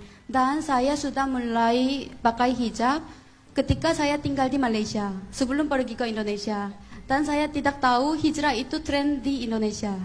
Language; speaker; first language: Indonesian; non-native, fluent; Korean